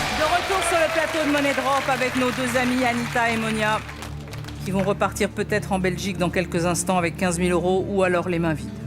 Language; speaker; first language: French; native; French